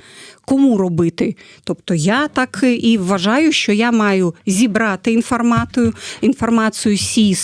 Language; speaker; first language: Ukrainian; non-native, fluent; Russian